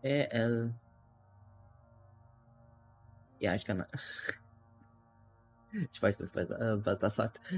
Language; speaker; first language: German; non-native, learner; English